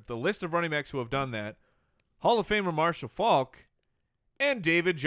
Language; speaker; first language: English; native; English